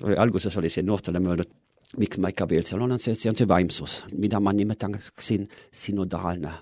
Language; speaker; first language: Estonian; non-native, fluent; German